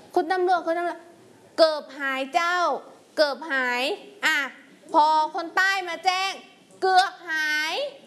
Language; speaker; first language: Thai; native; Thai